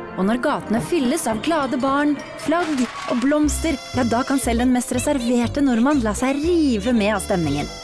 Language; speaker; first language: Norwegian; native; Norwegian